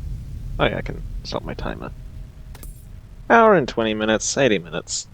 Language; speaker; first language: English; native; English